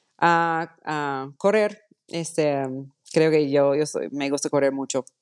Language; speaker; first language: Spanish; non-native, fluent; English